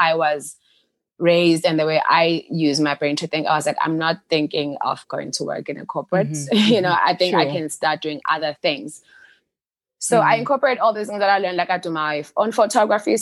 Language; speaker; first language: English; non-native, local second language; Xhosa